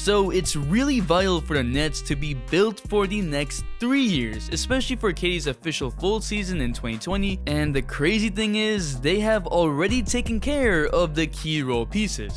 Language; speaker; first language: English; native; English